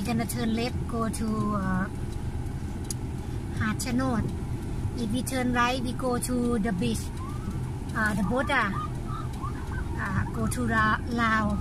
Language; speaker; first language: English; non-native, learner; Thai